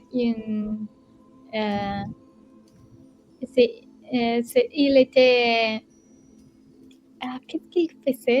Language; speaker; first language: French; non-native, learner; Spanish